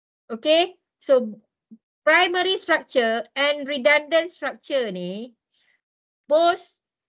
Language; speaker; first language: English; non-native, local second language; Malay